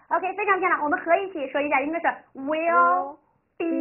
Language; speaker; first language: Chinese; native; Chinese